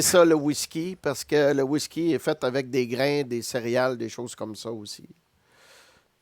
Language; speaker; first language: French; native; French